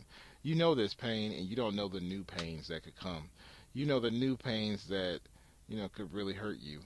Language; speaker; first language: English; native; English